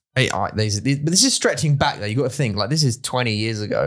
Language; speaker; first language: English; native; English